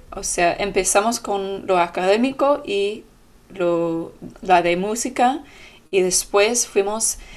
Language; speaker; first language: Spanish; non-native, fluent; English